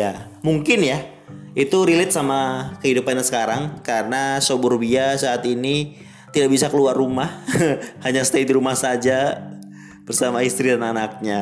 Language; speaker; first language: Indonesian; native; Indonesian